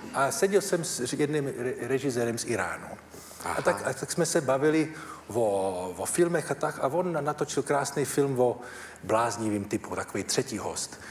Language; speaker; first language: Czech; early bilingual, heritage; Czech